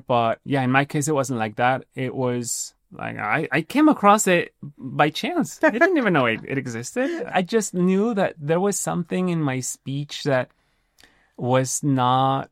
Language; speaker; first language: English; non-native, fluent; Spanish